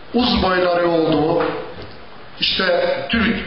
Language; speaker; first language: Turkish; non-native, local second language; Zaza